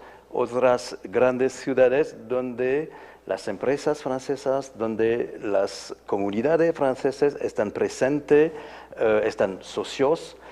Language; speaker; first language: Spanish; non-native, fluent; French